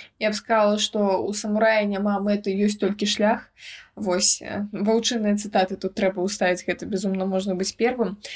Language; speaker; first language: Belarusian; non-native, local second language; Russian